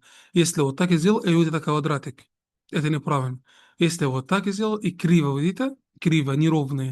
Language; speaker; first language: Russian; non-native, fluent; Arabic